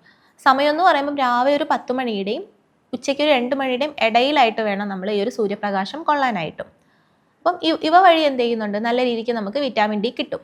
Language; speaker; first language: Malayalam; native; Malayalam